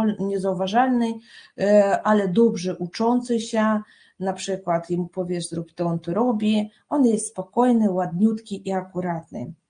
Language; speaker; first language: Polish; non-native, fluent; Russian